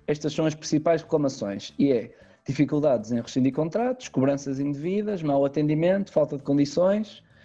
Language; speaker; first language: Portuguese; native; Portuguese